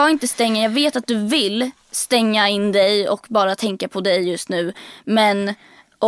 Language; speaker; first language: Swedish; native; Swedish